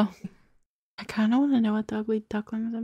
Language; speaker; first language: English; native; English